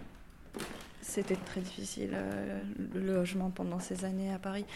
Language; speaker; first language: French; non-native, local second language; Arabic